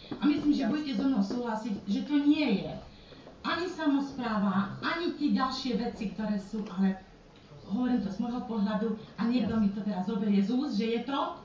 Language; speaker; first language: Slovak; native; Slovak